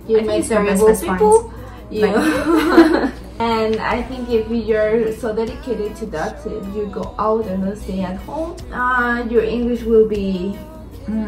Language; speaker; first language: English; non-native, learner; Spanish